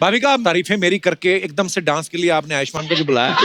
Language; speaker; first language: Hindi; native; Hindi